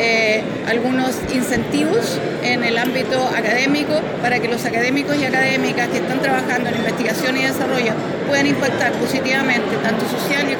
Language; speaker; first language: Spanish; native; Spanish